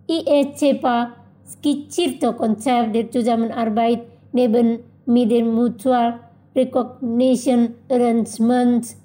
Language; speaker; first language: German; non-native, fluent; Indonesian